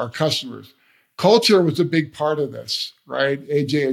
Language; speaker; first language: English; native; English